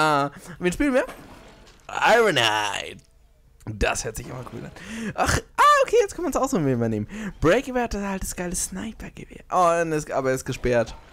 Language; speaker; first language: German; native; German